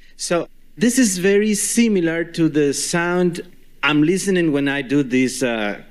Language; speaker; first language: English; non-native, fluent; Spanish